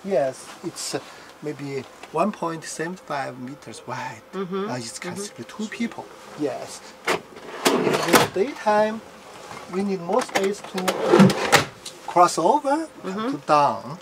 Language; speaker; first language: English; non-native, learner; Chinese